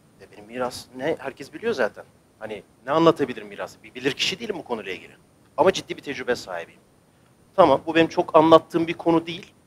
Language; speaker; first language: Turkish; native; Turkish